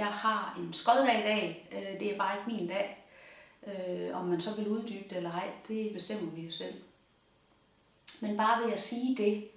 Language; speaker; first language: Danish; native; Danish